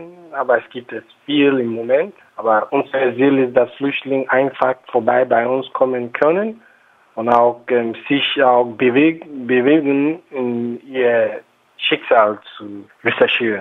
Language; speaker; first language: German; non-native, fluent; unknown